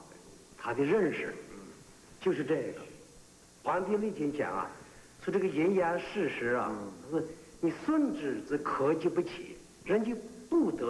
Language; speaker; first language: Chinese; native; Chinese